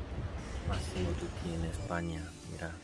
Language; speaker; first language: Spanish; non-native, learner; Korean